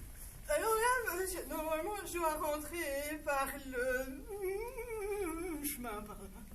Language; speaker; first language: French; native; French